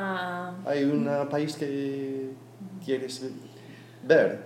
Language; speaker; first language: Spanish; non-native, learner; English